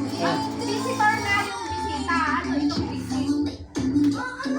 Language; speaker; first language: Filipino; non-native, local second language; Cebuano